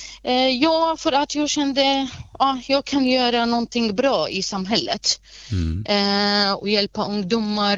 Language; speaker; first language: Swedish; non-native, fluent; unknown